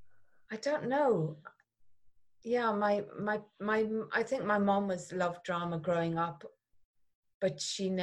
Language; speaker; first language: English; native; English